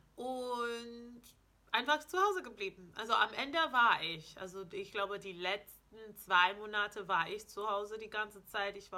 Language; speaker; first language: German; non-native, fluent; English